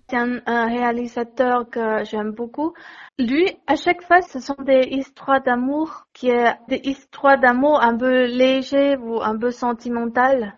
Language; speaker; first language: French; non-native, learner; Chinese